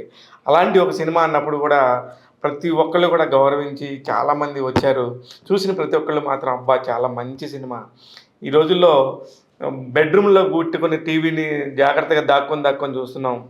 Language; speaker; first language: Telugu; native; Telugu